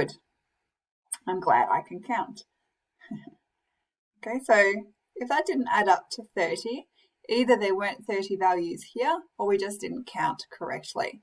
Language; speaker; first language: English; native; English